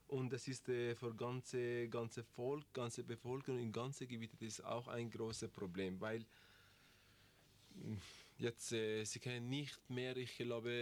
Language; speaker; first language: German; non-native, learner; Persian